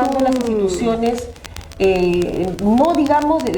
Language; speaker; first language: Spanish; native; Spanish